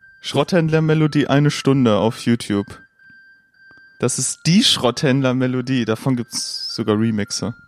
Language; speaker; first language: German; native; German